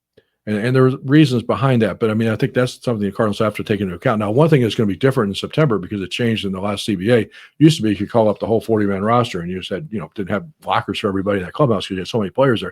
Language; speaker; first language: English; native; English